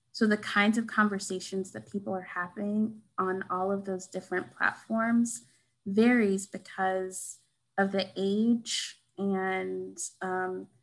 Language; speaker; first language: English; native; English